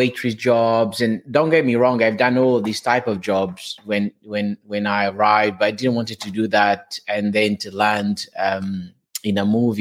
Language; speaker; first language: English; non-native, fluent; Portuguese